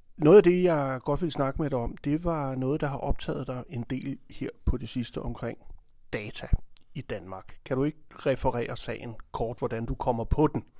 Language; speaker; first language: Danish; native; Danish